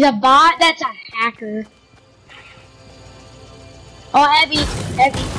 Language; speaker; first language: English; native; English